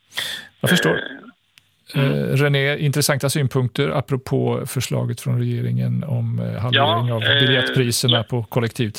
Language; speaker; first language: Swedish; native; Swedish